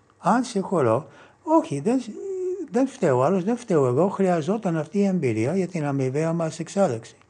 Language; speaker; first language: Greek; non-native, fluent; English